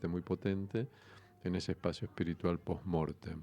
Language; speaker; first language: Spanish; native; Spanish